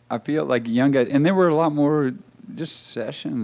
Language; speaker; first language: English; native; English